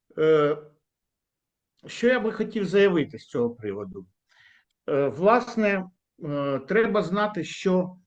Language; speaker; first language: Ukrainian; native; Ukrainian